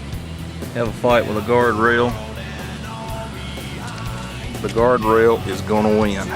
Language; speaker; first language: English; native; English